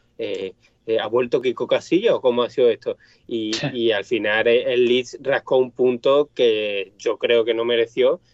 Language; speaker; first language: Spanish; native; Spanish